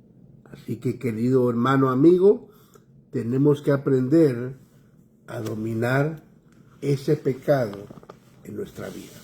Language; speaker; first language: Spanish; native; Spanish